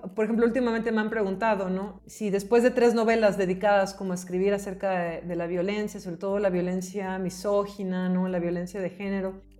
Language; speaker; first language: Spanish; native; Spanish